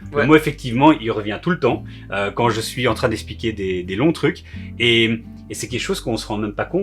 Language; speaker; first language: French; native; French